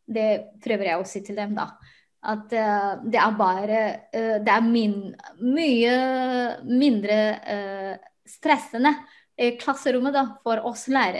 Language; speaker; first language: Norwegian; non-native, fluent; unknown